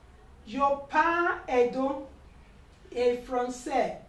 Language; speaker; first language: French; non-native, learner; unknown